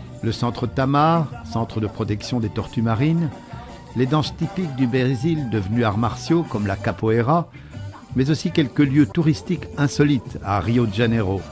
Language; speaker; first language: French; native; French